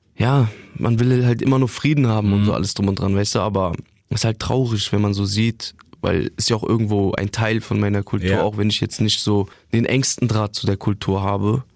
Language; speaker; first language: German; native; German